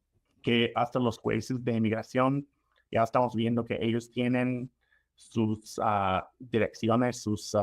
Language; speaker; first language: Spanish; non-native, fluent; English